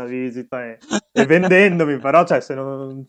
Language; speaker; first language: Italian; native; Italian